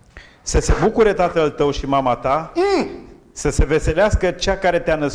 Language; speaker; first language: Romanian; native; Romanian